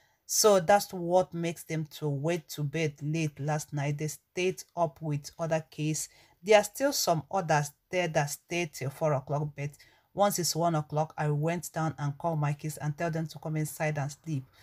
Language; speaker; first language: English; non-native, local second language; Igbo